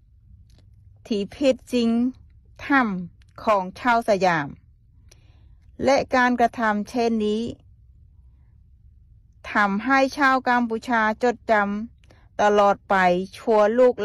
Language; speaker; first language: Thai; non-native, local second language; Khmer